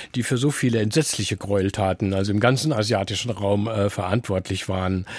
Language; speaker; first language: German; native; German